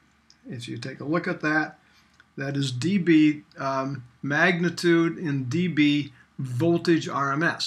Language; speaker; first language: English; native; English